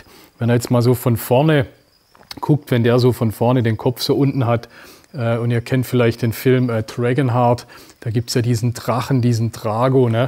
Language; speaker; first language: German; native; German